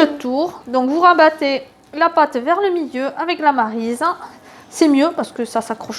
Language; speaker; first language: French; native; French